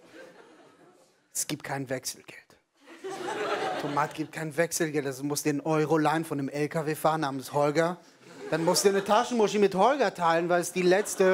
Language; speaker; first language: German; non-native, fluent; Hebrew